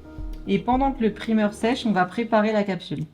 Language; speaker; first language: French; native; French